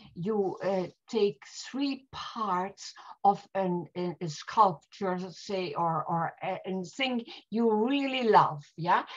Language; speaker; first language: English; non-native, fluent; German